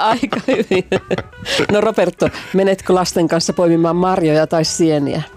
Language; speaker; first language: Finnish; native; Finnish